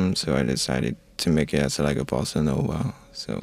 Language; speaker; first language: English; non-native, learner; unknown